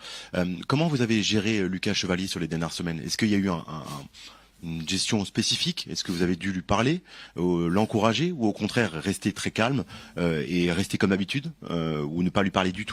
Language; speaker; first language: French; native; French